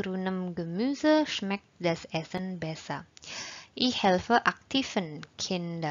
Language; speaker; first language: German; non-native, fluent; Indonesian